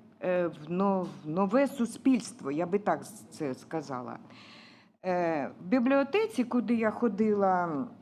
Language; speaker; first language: Ukrainian; non-native, local second language; Russian